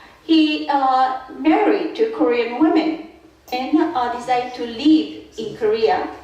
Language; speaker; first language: English; non-native, fluent; Korean